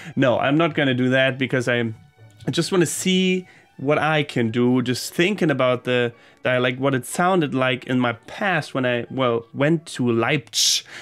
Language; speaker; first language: English; non-native, fluent; German